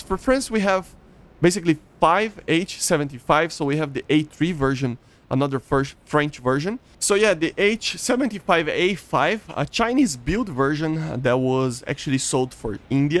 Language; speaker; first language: English; non-native, fluent; Portuguese